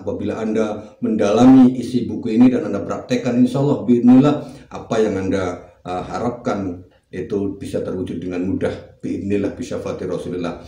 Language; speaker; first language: Indonesian; native; Indonesian